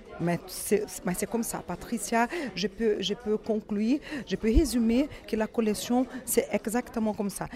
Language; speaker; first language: French; non-native, learner; Portuguese